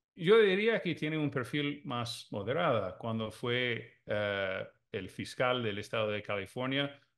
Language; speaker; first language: Spanish; non-native, fluent; English